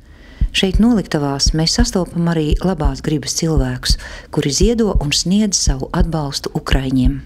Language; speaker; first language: Latvian; native; Latvian